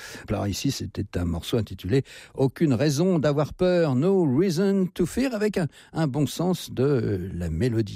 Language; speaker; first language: French; native; French